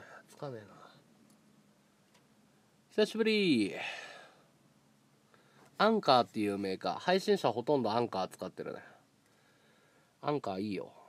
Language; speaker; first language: Japanese; native; Japanese